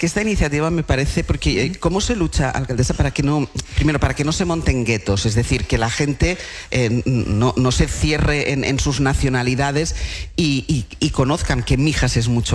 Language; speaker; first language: Spanish; native; Spanish